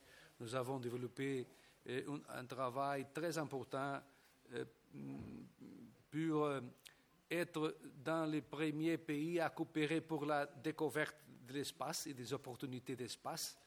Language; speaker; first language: French; non-native, fluent; Portuguese